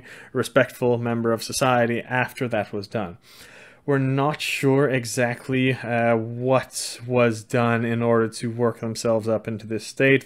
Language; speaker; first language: English; non-native, fluent; Swedish